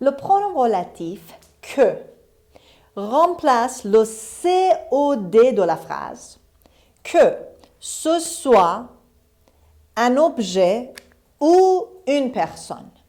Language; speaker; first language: French; non-native, fluent; Persian